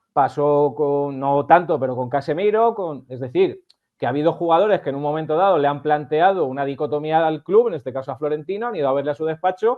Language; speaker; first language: Spanish; native; Spanish